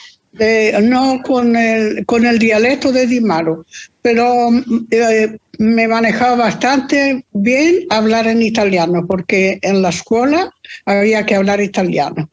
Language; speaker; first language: Spanish; early bilingual, other home language; Italian